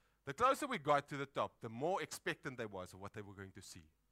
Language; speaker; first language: English; non-native, local second language; Afrikaans